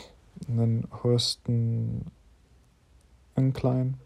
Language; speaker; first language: German; non-native, fluent; English